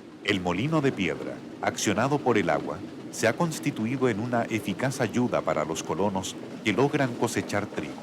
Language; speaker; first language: Spanish; native; Spanish